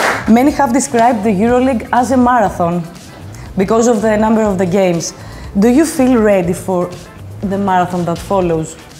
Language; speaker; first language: English; non-native, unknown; Greek